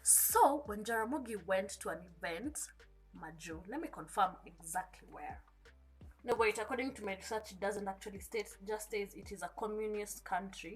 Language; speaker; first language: English; non-native, local second language; Kikuyu